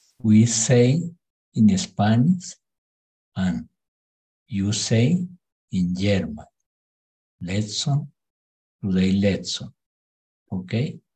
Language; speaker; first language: English; non-native, learner; Spanish